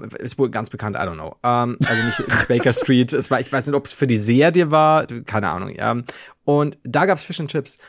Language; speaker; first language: German; native; German